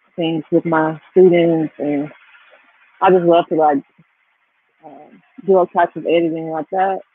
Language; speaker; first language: English; native; English